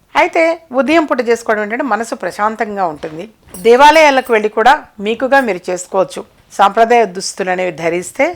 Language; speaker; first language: Telugu; native; Telugu